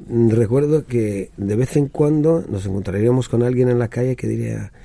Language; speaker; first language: Spanish; early bilingual, other home language; Hebrew